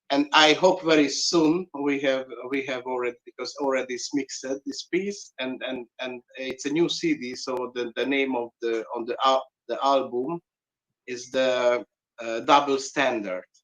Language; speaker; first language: English; non-native, learner; Hungarian